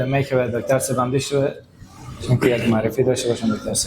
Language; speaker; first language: Persian; native; Persian